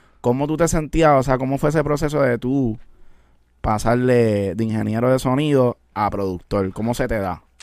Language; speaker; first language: Spanish; native; Spanish